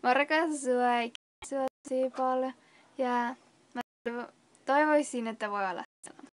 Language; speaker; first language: Finnish; non-native, learner; Spanish